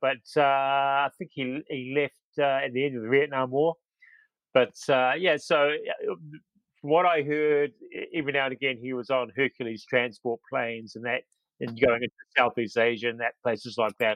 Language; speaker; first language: English; native; English